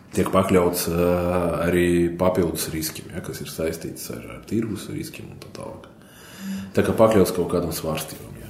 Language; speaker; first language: Latvian; non-native, local second language; Russian